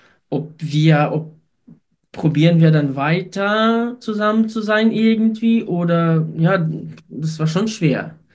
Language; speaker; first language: German; non-native, fluent; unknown